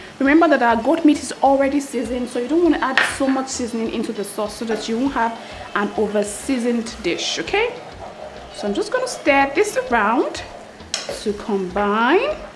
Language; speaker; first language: English; native; English